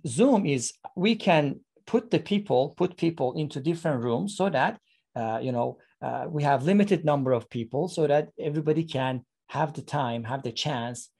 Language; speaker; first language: English; non-native, fluent; Persian